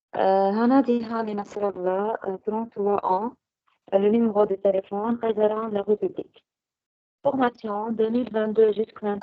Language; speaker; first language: French; non-native, learner; Arabic